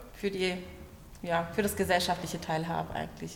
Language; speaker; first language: German; early bilingual, other home language; Turkish